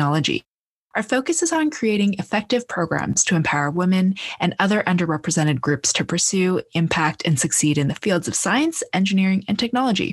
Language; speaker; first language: English; native; English